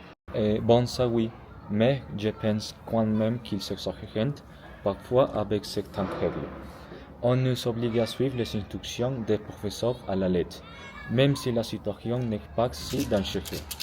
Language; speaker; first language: French; non-native, learner; Spanish